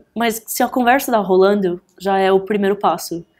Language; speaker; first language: Portuguese; early bilingual, heritage; English